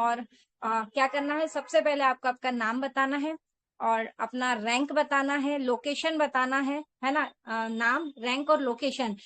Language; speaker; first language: Hindi; native; Hindi